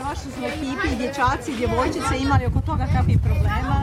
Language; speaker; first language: Croatian; native; Croatian